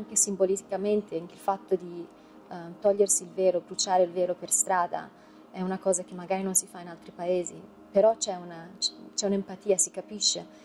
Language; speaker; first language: Italian; early bilingual, heritage; Italian